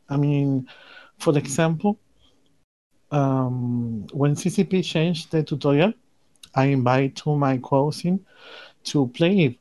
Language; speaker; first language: English; non-native, learner; Spanish